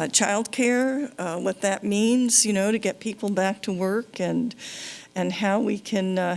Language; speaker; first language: English; native; English